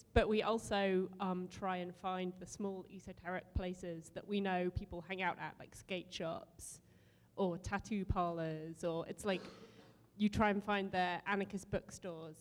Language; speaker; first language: English; native; English